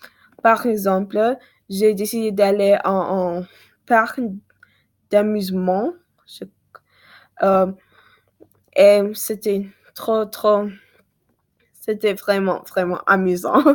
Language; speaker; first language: French; non-native, learner; English